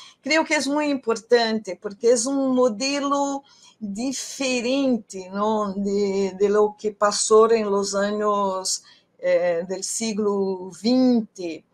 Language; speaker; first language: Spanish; non-native, fluent; Portuguese